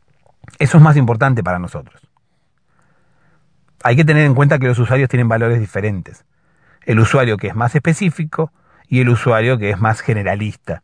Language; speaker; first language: Spanish; native; Spanish